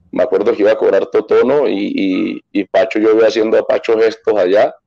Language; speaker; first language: Spanish; native; Spanish